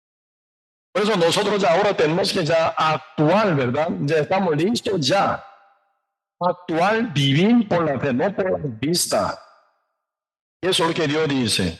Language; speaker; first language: Spanish; non-native, learner; Korean